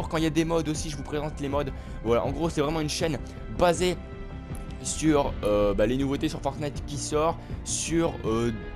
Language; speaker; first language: French; native; French